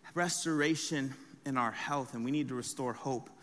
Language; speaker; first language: English; early bilingual, other home language; French